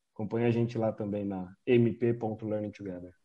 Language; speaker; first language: Portuguese; native; Portuguese